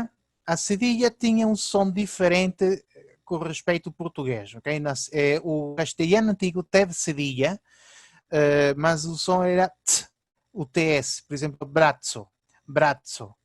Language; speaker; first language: Portuguese; early bilingual, heritage; Portuguese